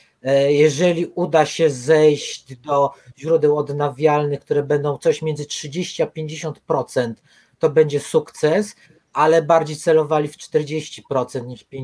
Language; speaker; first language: Polish; native; Polish